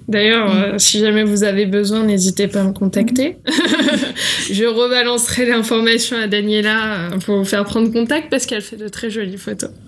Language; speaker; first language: French; native; French